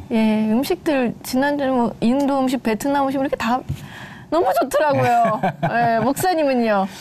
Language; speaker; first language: Korean; native; Korean